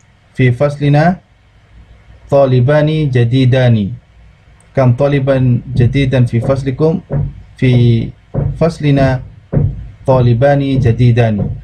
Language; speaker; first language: Arabic; non-native, fluent; Indonesian